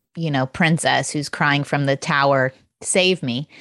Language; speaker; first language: English; native; English